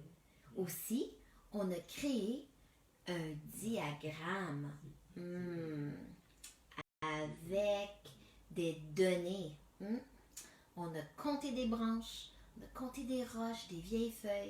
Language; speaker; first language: French; native; French